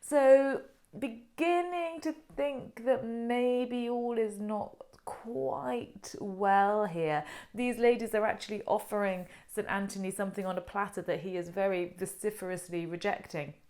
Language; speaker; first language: English; native; English